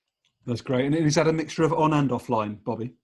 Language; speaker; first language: English; native; English